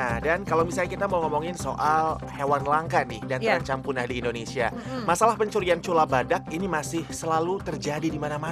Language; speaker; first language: Indonesian; native; Indonesian